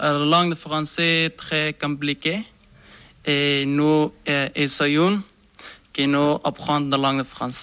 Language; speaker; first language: French; non-native, learner; Persian